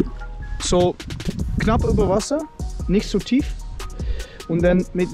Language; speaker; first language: German; non-native, learner; Dutch